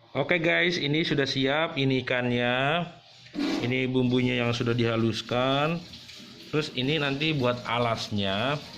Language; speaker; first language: Indonesian; native; Indonesian